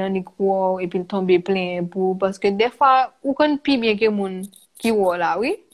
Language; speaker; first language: French; non-native, local second language; Haitian Creole